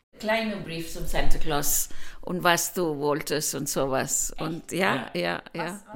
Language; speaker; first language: German; non-native, learner; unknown